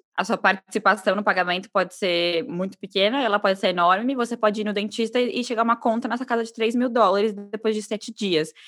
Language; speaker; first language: Portuguese; native; Portuguese